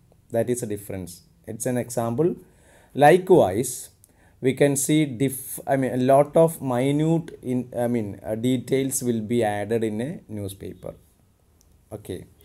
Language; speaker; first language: English; non-native, local second language; Malayalam